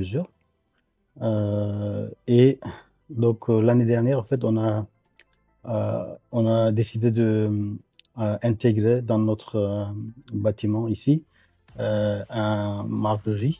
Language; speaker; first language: French; non-native, fluent; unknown